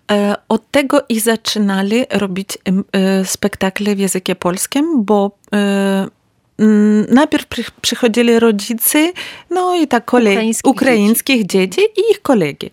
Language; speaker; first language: Polish; non-native, learner; Ukrainian